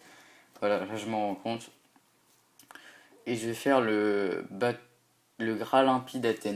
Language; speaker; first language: French; native; French